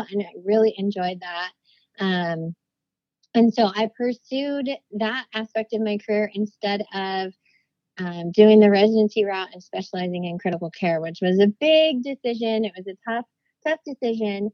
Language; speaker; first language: English; native; English